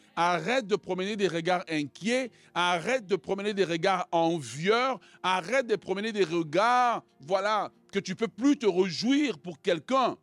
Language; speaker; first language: French; non-native, local second language; Lingala